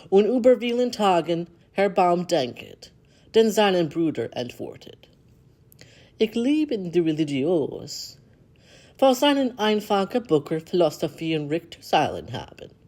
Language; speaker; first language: German; non-native, learner; English